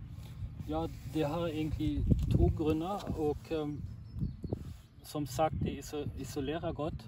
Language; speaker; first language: Norwegian; non-native, fluent; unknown